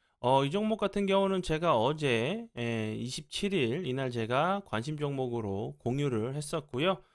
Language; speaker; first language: Korean; native; Korean